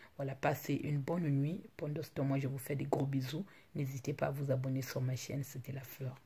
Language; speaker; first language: French; non-native, local second language; Lingala